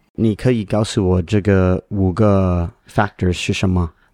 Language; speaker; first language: Chinese; non-native, learner; English